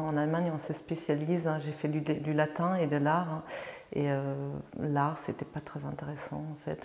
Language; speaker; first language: French; non-native, fluent; German